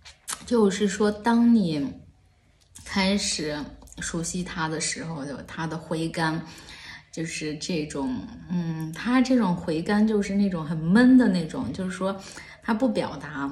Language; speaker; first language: Chinese; native; Chinese